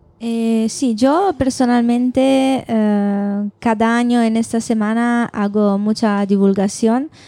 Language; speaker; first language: Spanish; non-native, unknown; Italian